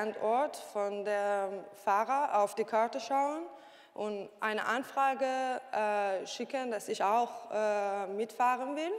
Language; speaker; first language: German; non-native, learner; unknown